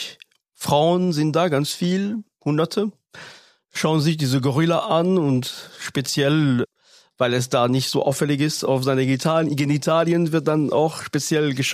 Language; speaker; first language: German; non-native, fluent; French